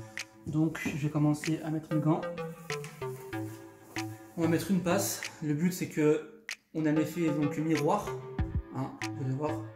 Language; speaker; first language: French; native; French